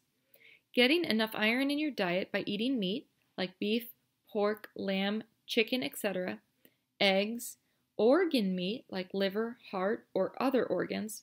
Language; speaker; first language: English; native; English